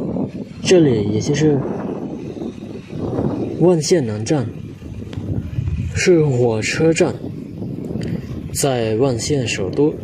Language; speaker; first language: Chinese; non-native, fluent; Hmong